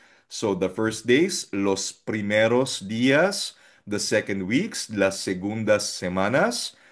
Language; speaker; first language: Spanish; non-native, fluent; Filipino